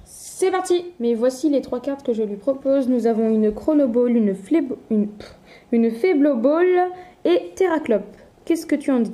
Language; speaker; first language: French; native; French